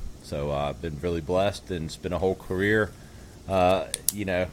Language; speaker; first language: English; native; English